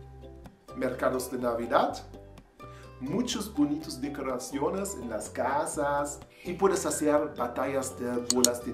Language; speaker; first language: Spanish; non-native, learner; German